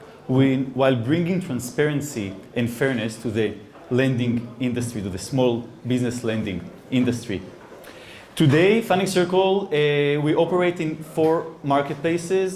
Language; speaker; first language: English; non-native, fluent; Hebrew